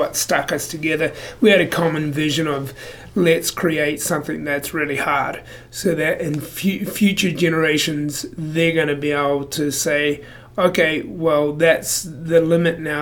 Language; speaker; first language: English; native; English